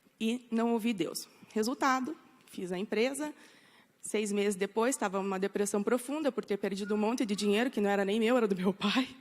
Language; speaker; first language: Portuguese; native; Portuguese